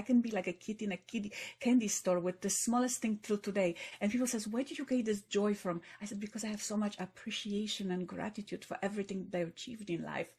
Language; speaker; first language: English; non-native, fluent; Polish